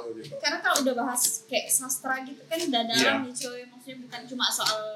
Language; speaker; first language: Indonesian; native; Indonesian